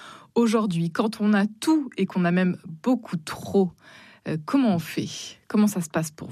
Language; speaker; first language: French; native; French